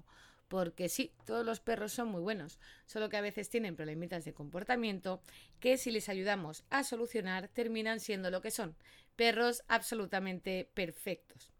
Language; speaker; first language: Spanish; native; Spanish